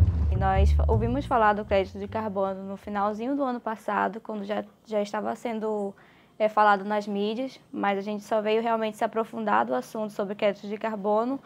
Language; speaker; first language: Portuguese; native; Portuguese